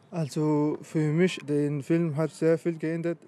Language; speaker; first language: German; non-native, fluent; Persian